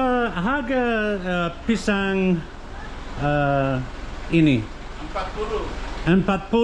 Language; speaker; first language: Indonesian; non-native, learner; English